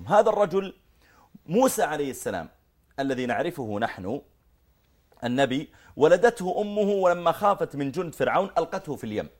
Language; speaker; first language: Arabic; native; Arabic